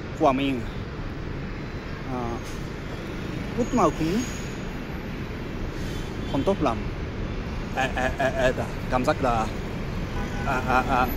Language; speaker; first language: Vietnamese; non-native, learner; Japanese